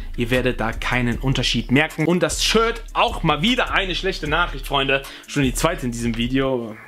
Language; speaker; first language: German; early bilingual, other home language; Portuguese